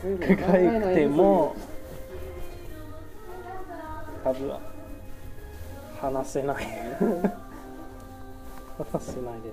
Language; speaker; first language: Japanese; non-native, learner; English